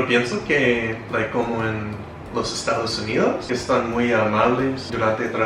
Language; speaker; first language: Spanish; non-native, fluent; English